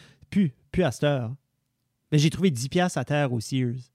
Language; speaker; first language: French; native; French